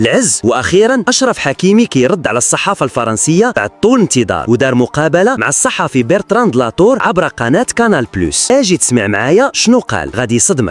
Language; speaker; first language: Arabic; native; Arabic